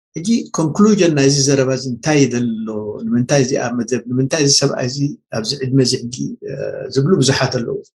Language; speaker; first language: Tigrinya; native; Tigrinya